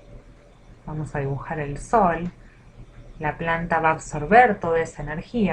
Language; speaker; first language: Spanish; native; Spanish